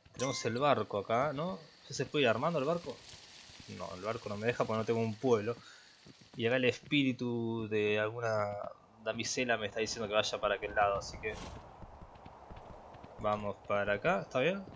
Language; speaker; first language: Spanish; native; Spanish